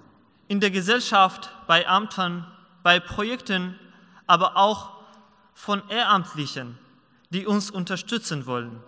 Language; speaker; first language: German; non-native, learner; Persian